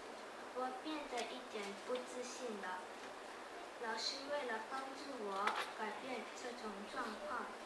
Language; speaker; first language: Chinese; non-native, learner; Japanese